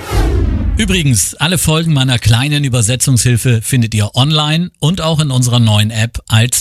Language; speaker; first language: German; native; German